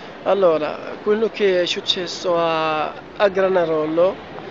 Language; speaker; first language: Italian; non-native, fluent; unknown